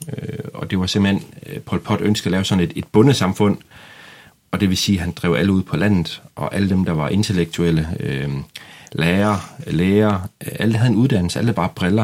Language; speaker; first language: Danish; native; Danish